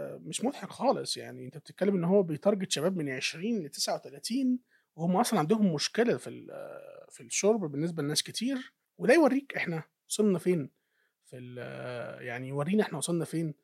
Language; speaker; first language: Arabic; native; Arabic